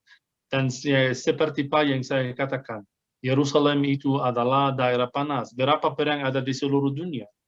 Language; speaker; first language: Indonesian; non-native, fluent; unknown